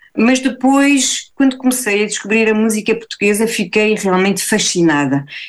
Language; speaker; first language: Portuguese; early bilingual, heritage; Portuguese